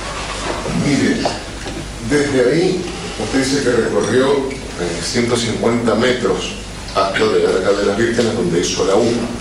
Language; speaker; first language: Spanish; native; Spanish